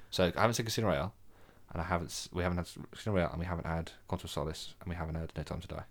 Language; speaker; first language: English; native; English